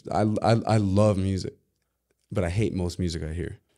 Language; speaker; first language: English; early bilingual, other home language; Spanish